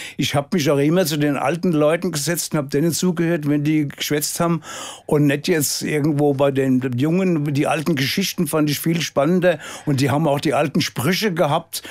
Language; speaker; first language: German; native; German